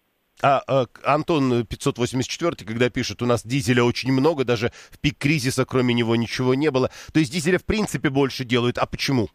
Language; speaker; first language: Russian; native; Russian